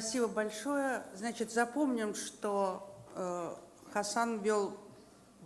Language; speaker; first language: Russian; native; Russian